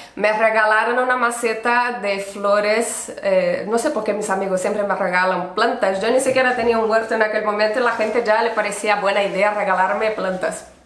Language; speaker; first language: Spanish; non-native, fluent; Portuguese